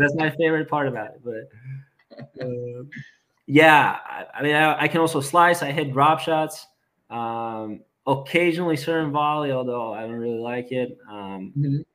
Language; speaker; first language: English; non-native, fluent; Serbian